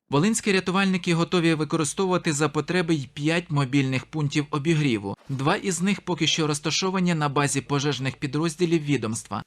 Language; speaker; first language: Ukrainian; native; Ukrainian